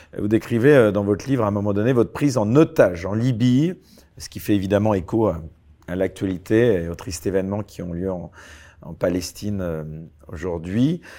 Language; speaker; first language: French; native; French